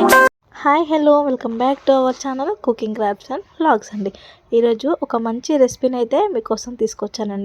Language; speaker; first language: Telugu; native; Telugu